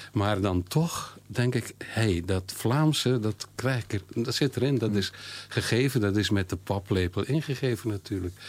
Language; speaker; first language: Dutch; native; Dutch